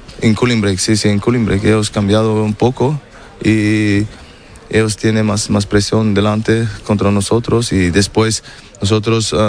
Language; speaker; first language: Spanish; non-native, fluent; German